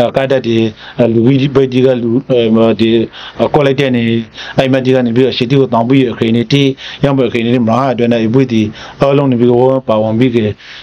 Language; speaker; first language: Burmese; native; Burmese